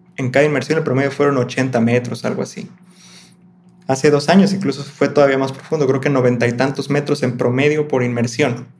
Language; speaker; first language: Spanish; native; Spanish